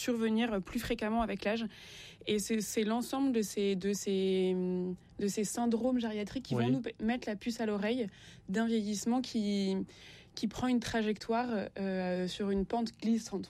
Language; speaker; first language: French; native; French